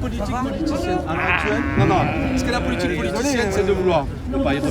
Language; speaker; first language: French; native; French